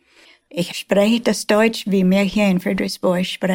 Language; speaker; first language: German; early bilingual, heritage; German